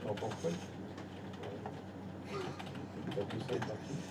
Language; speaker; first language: French; native; French